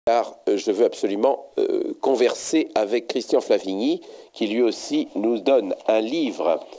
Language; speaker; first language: French; native; French